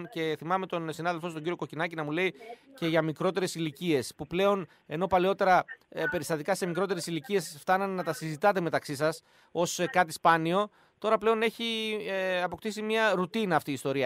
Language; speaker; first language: Greek; native; Greek